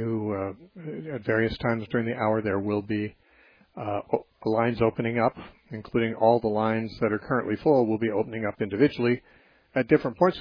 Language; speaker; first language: English; native; English